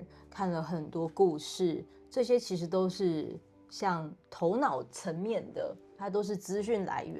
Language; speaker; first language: Chinese; native; Chinese